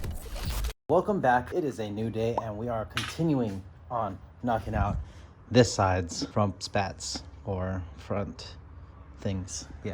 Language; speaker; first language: English; native; English